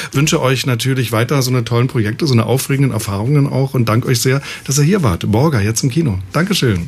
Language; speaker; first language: German; native; German